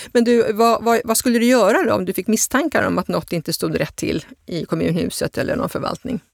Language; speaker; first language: Swedish; native; Swedish